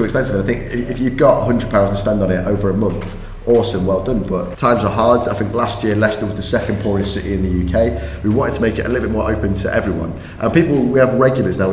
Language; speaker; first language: English; native; English